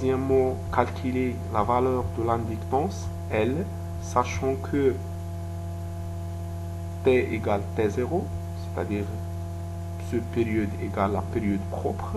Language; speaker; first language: French; non-native, local second language; Arabic